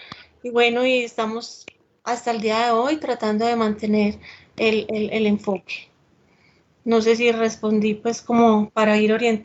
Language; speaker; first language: Spanish; native; Spanish